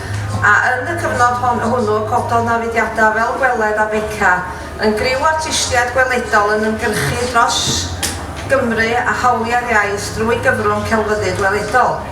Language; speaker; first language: Welsh; native; Welsh